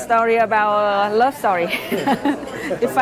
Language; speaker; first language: English; non-native, learner; Vietnamese